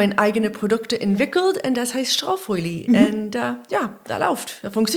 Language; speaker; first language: German; non-native, learner; English